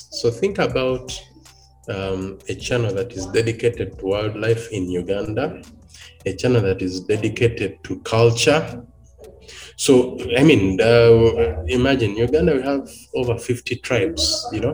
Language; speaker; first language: English; non-native, local second language; Ganda